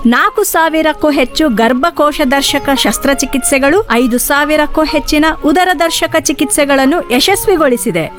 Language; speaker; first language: Kannada; native; Kannada